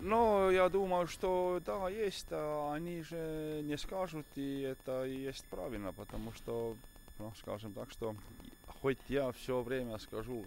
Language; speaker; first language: Russian; non-native, fluent; Estonian